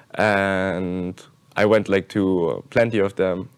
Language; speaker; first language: English; non-native, fluent; German